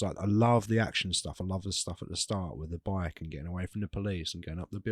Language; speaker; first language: English; native; English